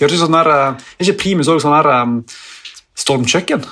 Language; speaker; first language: Norwegian; native; Norwegian